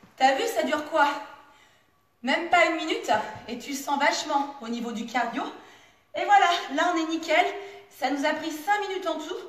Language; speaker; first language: French; native; French